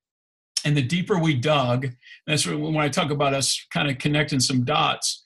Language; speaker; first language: English; native; English